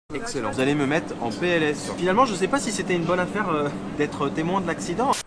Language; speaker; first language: French; native; French